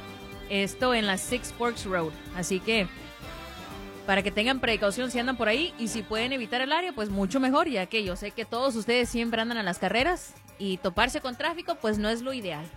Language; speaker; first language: Spanish; native; Spanish